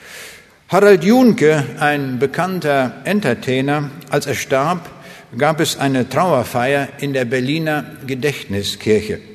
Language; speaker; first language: German; native; German